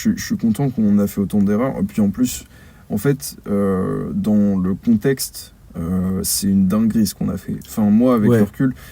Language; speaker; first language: French; native; French